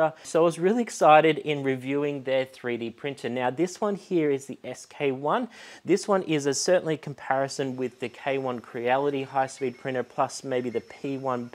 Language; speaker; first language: English; native; English